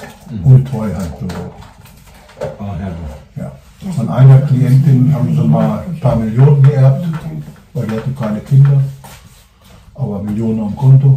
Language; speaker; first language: German; native; German